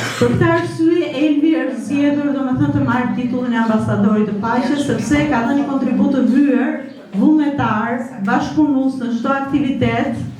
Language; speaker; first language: Albanian; native; Albanian